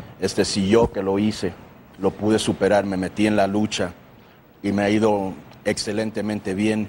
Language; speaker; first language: Spanish; early bilingual, heritage; Spanish